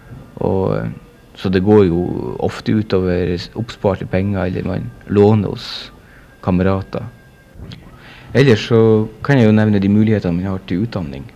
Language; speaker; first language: Norwegian; native; Norwegian